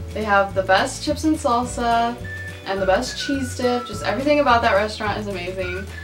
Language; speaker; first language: English; native; English